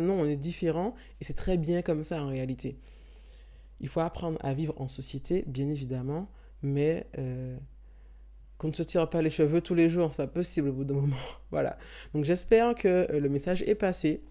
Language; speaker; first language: French; native; French